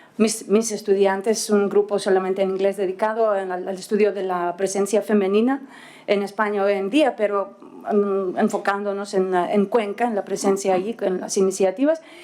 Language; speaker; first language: Spanish; non-native, fluent; Greek